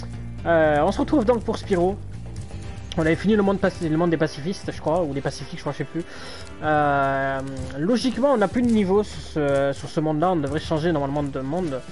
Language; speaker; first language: French; native; French